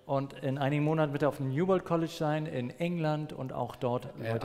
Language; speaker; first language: German; non-native, fluent; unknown